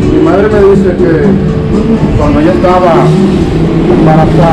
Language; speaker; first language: Spanish; native; Spanish